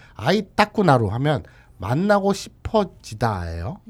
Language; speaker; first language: Korean; native; Korean